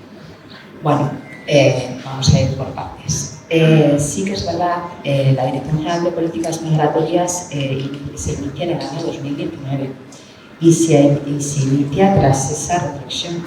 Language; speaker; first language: Spanish; native; Spanish